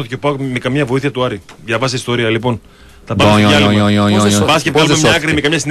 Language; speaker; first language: Greek; native; Greek